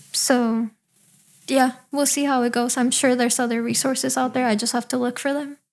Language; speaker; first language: English; early bilingual, other home language; Spanish